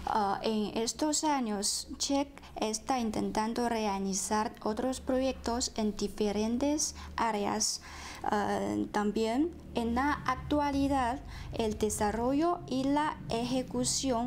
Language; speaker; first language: Spanish; non-native, fluent; Chinese